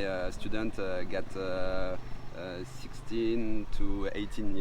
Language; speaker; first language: English; non-native, learner; French